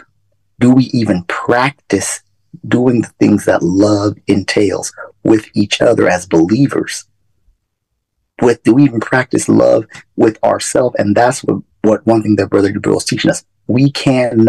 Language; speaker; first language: English; native; English